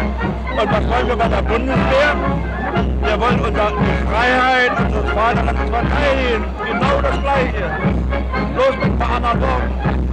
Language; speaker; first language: German; native; German